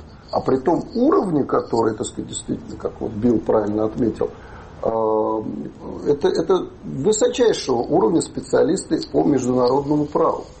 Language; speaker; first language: Russian; native; Russian